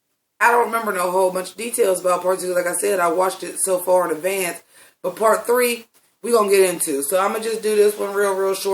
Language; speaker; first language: English; native; English